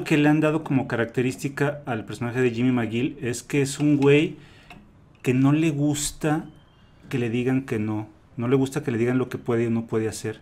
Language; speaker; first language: Spanish; native; Spanish